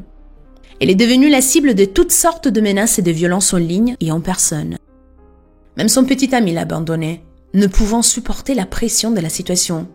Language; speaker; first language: French; native; French